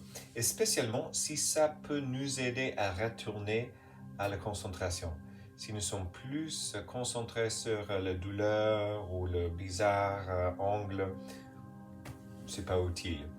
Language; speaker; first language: French; non-native, fluent; English